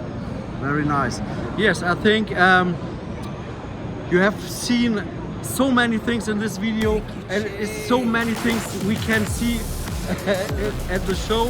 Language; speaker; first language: English; non-native, learner; German